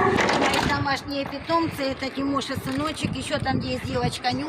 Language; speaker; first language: Russian; native; Russian